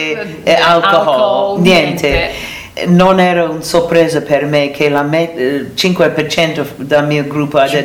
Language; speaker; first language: Italian; non-native, learner; English